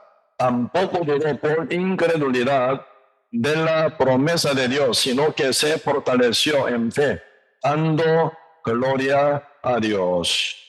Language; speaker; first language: Spanish; non-native, learner; Korean